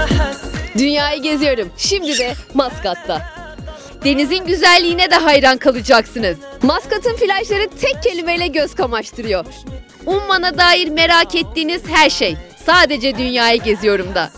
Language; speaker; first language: Turkish; native; Turkish